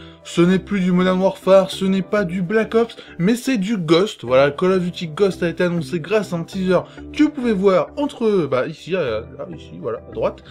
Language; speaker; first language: French; native; French